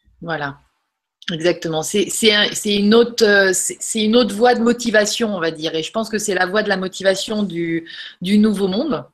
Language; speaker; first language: French; native; French